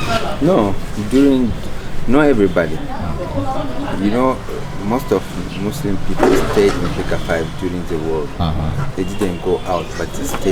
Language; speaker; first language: English; non-native, fluent; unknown